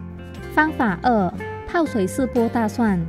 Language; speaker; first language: Chinese; native; Chinese